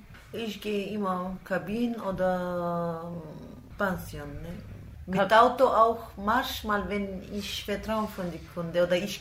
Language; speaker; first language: German; non-native, learner; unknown